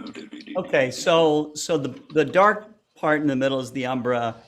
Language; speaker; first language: English; native; English